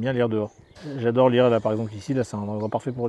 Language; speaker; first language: French; native; French